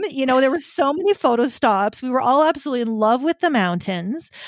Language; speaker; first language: English; native; English